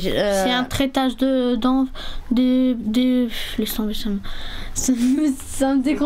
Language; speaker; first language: French; early bilingual, other home language; Romanian